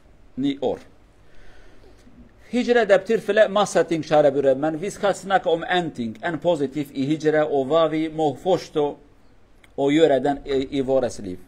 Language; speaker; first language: Norwegian; non-native, learner; Kurdish